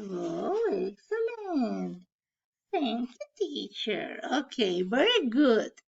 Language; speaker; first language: English; non-native, learner; Spanish